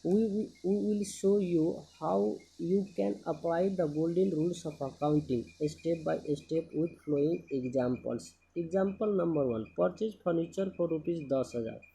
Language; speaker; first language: English; non-native, local second language; Nepali